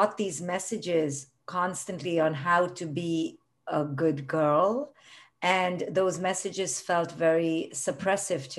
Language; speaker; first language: English; non-native, local second language; Hindi